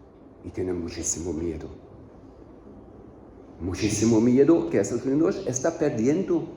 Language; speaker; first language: Spanish; non-native, learner; Hungarian